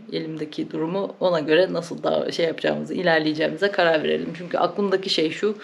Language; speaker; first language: Turkish; native; Turkish